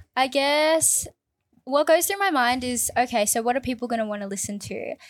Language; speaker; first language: English; early bilingual, other home language; Filipino